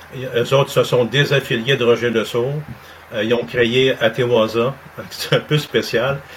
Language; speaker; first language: French; native; French